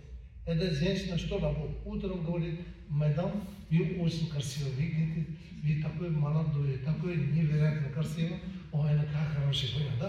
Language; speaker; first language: Russian; non-native, learner; Tibetan